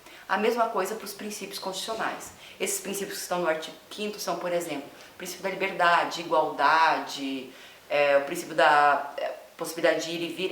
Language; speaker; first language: Portuguese; native; Portuguese